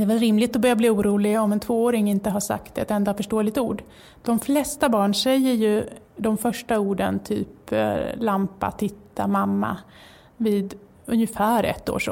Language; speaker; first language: Swedish; native; Swedish